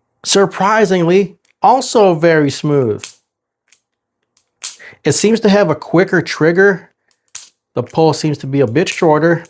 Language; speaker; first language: English; native; English